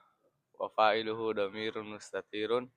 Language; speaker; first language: Arabic; non-native, learner; Indonesian